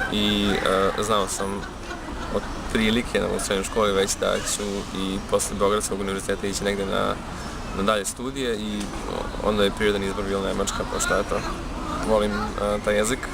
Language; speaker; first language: Serbian; native; Serbian